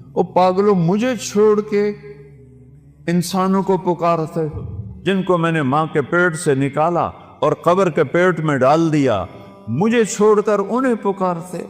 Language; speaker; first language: Urdu; non-native, local second language; Saraiki